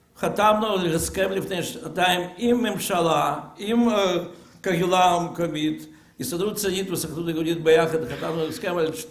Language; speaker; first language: Hebrew; non-native, fluent; Russian